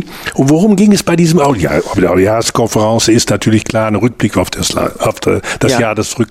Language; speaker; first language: German; native; German